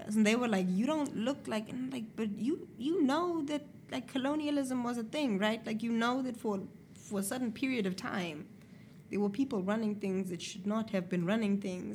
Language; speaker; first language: English; native; English